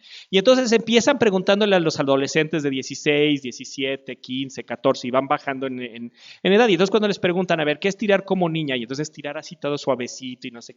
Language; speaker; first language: Spanish; native; Spanish